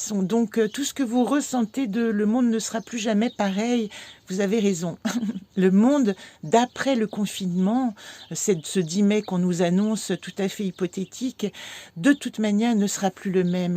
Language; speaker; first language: French; native; French